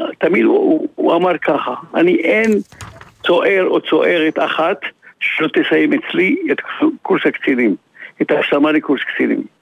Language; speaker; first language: Hebrew; non-native, fluent; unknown